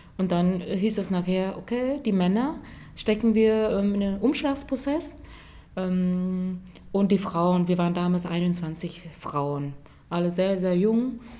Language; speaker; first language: German; non-native, fluent; Vietnamese